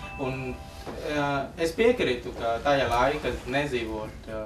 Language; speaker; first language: Latvian; non-native, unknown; Vietnamese